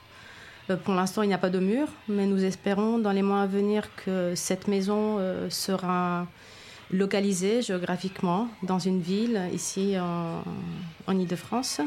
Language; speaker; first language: French; non-native, fluent; Italian